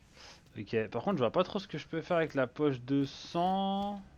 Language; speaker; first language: French; native; French